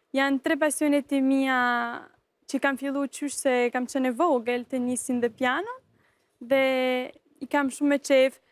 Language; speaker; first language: Albanian; early bilingual, heritage; Albanian